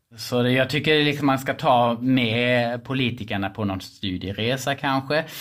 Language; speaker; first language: Swedish; non-native, fluent; German